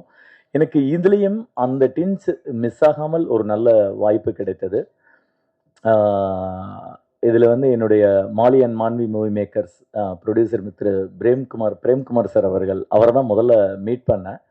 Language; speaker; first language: Tamil; native; Tamil